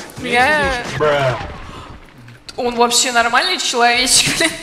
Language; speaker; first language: Russian; native; Russian